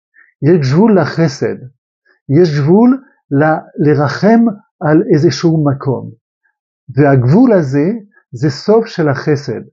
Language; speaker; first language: Hebrew; non-native, fluent; French